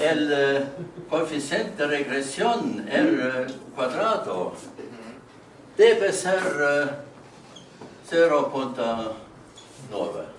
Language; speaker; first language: Spanish; non-native, learner; Estonian